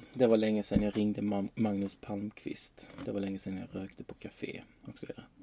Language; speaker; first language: Swedish; native; Swedish